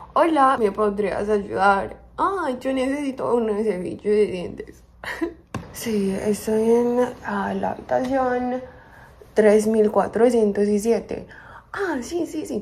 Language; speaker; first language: Spanish; non-native, learner; English